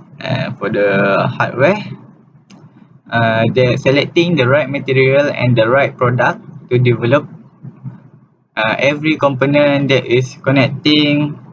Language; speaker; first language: English; non-native, learner; Malay